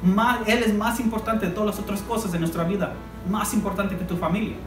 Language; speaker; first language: Spanish; early bilingual, heritage; Spanish